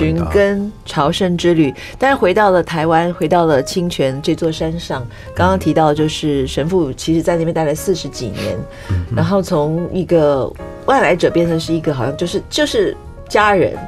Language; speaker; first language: Chinese; native; Chinese